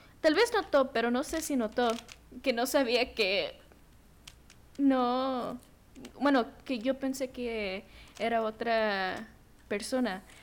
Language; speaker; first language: Spanish; early bilingual, heritage; Spanish